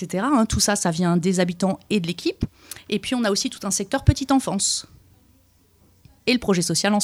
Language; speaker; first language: French; native; French